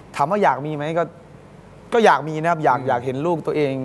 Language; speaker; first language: Thai; native; Thai